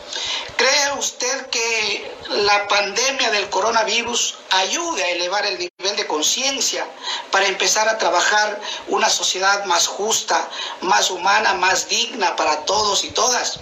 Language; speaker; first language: Spanish; native; Spanish